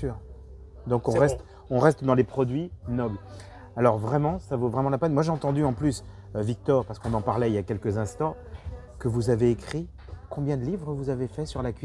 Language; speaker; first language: French; native; French